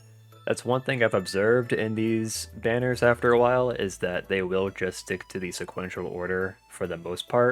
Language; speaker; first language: English; native; English